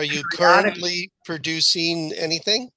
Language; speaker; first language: English; native; English